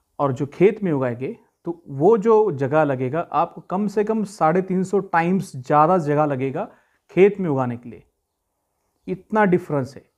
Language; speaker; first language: Hindi; native; Hindi